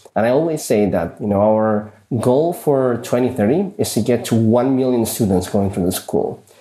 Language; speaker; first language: English; early bilingual, other home language; Spanish